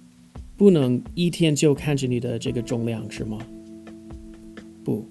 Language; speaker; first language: Chinese; non-native, fluent; English